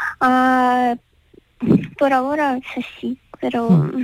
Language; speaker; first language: Spanish; non-native, learner; Ukrainian